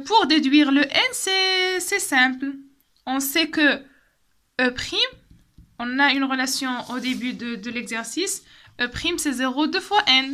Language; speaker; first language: French; non-native, local second language; Arabic